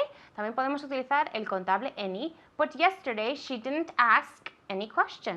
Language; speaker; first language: English; non-native, fluent; Spanish